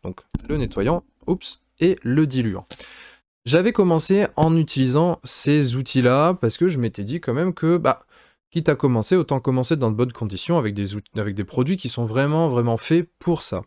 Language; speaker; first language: French; native; French